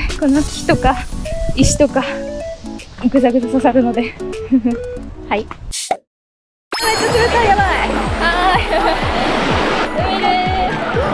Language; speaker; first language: Japanese; native; Japanese